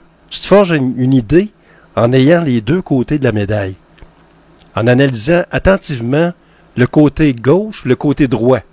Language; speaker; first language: French; native; French